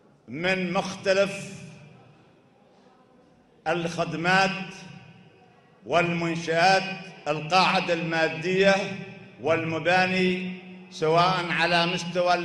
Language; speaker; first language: Arabic; native; Arabic